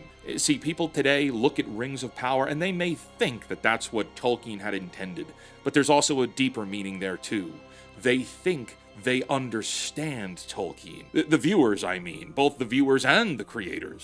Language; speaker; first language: English; native; English